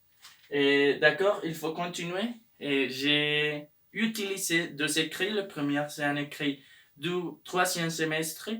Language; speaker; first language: French; non-native, learner; Spanish